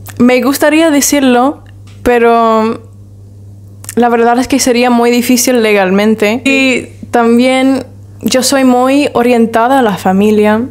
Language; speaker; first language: Spanish; non-native, fluent; English